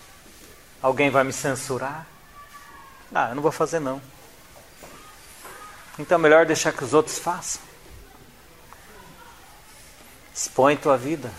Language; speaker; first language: Portuguese; native; Portuguese